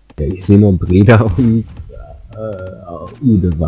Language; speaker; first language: German; native; German